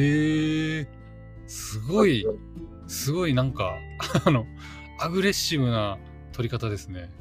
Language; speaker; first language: Japanese; native; Japanese